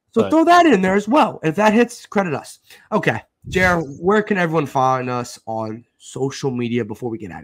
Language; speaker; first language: English; native; English